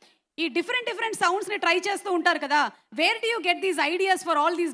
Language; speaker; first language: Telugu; native; Telugu